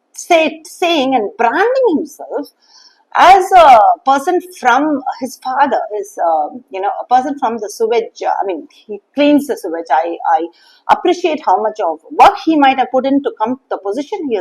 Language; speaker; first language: English; non-native, local second language; Tamil